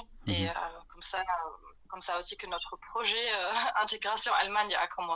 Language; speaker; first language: French; non-native, fluent; German